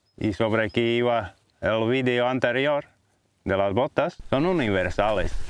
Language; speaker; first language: Spanish; non-native, fluent; Latvian